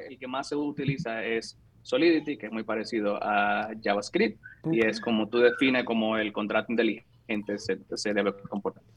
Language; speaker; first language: Spanish; native; Spanish